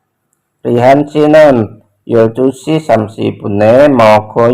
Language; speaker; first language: Korean; non-native, fluent; Indonesian